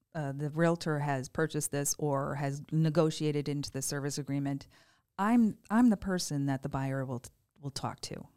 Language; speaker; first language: English; native; English